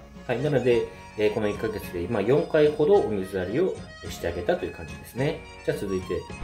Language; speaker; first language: Japanese; native; Japanese